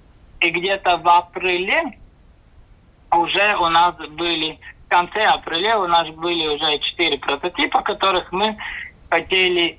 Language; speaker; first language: Russian; non-native, local second language; Latvian